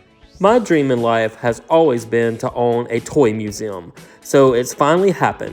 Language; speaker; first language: English; native; English